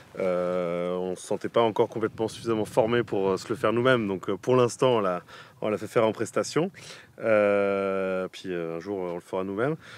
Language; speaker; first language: French; native; French